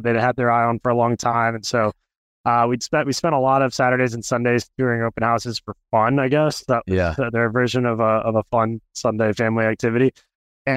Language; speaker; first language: English; native; English